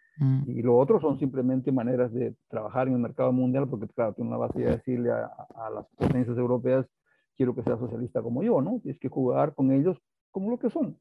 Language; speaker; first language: Spanish; native; Spanish